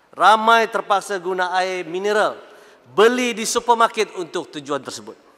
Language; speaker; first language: Malay; native; Malay